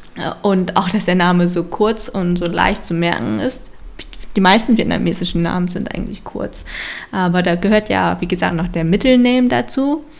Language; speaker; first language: German; early bilingual, other home language; Vietnamese